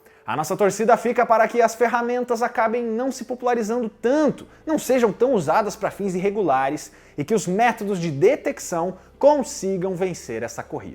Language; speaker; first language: Portuguese; native; Portuguese